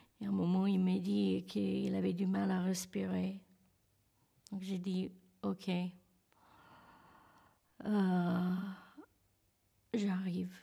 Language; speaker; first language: French; non-native, fluent; English